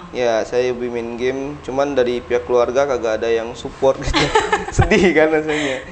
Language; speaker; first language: Indonesian; non-native, local second language; Minangkabau